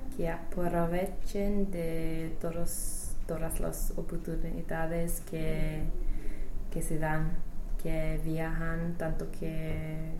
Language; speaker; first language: Spanish; non-native, learner; English